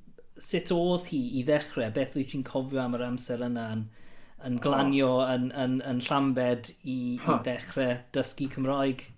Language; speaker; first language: Welsh; non-native, local second language; English